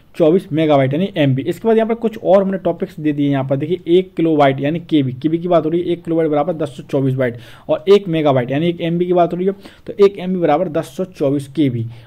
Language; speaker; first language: Hindi; native; Hindi